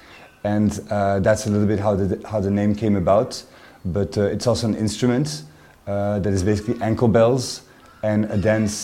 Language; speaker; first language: English; non-native, fluent; French